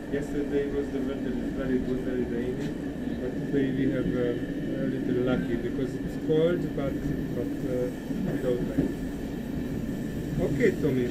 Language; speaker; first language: English; non-native, learner; Hungarian